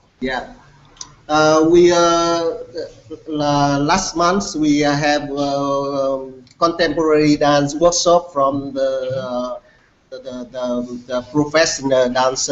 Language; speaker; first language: English; non-native, learner; Vietnamese